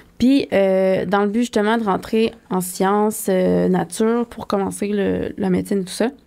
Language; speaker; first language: French; native; French